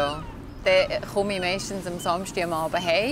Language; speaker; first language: German; native; German